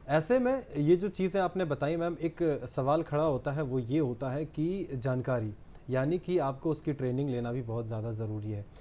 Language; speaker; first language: Hindi; native; Hindi